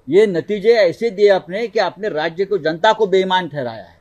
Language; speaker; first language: Hindi; non-native, local second language; Marathi